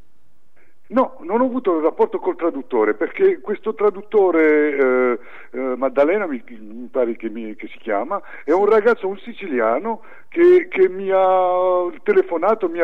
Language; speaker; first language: Italian; early bilingual, heritage; French